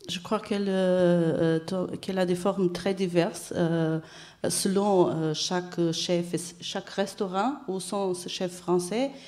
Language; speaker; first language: French; non-native, fluent; Portuguese